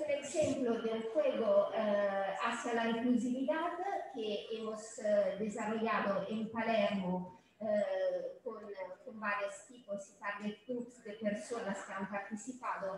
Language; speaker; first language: Spanish; non-native, fluent; Italian